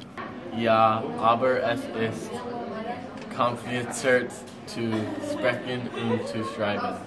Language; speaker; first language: German; non-native, learner; English